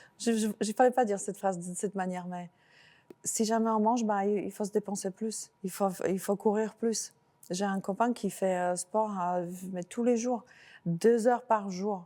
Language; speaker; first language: French; non-native, fluent; Slovak